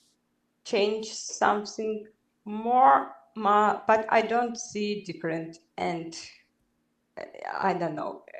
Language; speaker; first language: English; non-native, learner; Belarusian